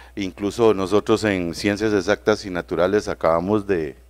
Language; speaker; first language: Spanish; native; Spanish